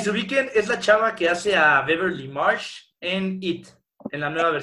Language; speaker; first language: Spanish; native; Spanish